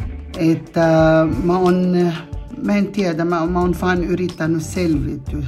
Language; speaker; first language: Finnish; non-native, fluent; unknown